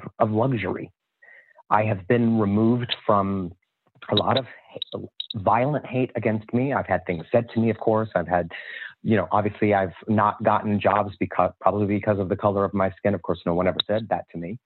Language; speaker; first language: English; native; English